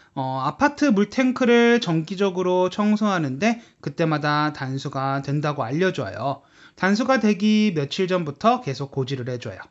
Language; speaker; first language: Korean; native; Korean